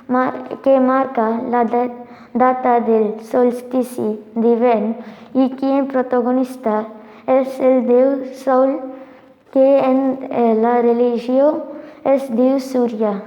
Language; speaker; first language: Catalan; non-native, learner; Tamil